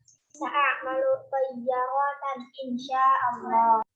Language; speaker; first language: Arabic; non-native, learner; Indonesian